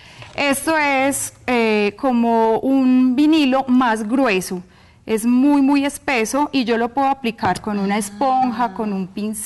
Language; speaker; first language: Spanish; native; Spanish